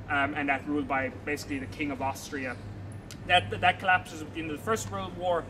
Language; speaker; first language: English; native; English